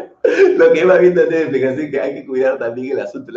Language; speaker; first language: Spanish; native; Spanish